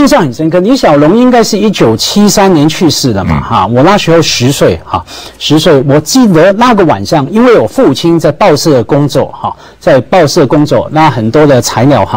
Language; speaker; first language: Chinese; non-native, local second language; Cantonese